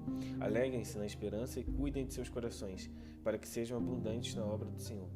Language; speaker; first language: Portuguese; native; Portuguese